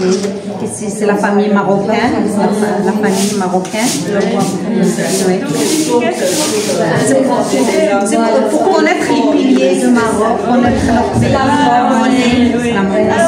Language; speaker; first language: French; non-native, local second language; Arabic